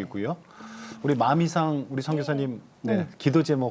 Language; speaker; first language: Korean; native; Korean